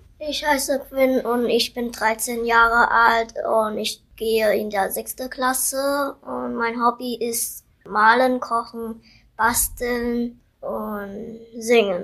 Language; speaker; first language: German; non-native, learner; Vietnamese